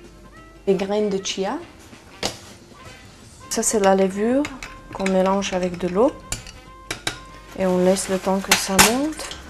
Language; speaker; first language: French; non-native, fluent; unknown